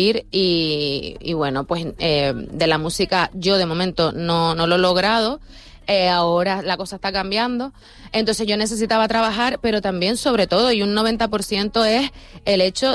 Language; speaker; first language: Spanish; native; Spanish